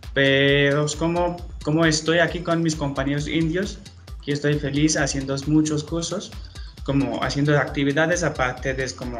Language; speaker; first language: Spanish; non-native, fluent; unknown